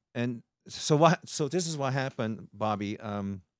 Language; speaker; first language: English; early bilingual, other home language; Japanese